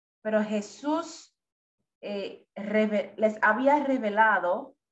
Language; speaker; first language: Spanish; non-native, fluent; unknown